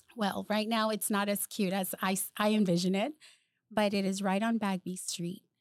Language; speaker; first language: English; early bilingual, other home language; Spanish